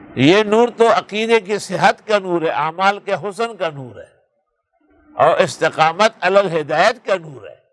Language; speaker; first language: Urdu; non-native, local second language; Pashto